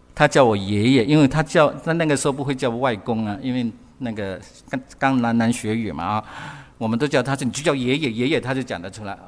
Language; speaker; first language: Chinese; early bilingual, other home language; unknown